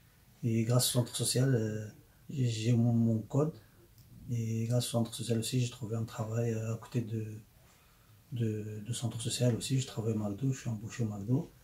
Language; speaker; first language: French; non-native, learner; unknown